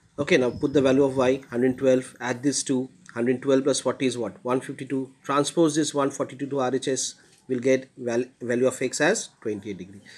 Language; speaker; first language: English; non-native, local second language; Bangla